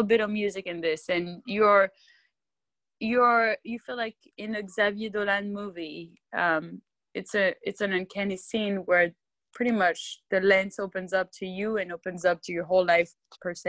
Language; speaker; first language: English; non-native, fluent; French